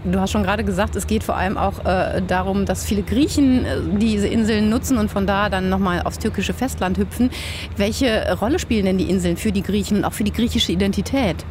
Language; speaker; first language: German; native; German